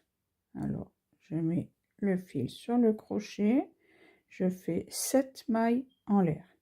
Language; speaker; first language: French; native; French